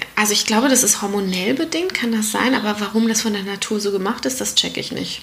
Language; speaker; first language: German; native; German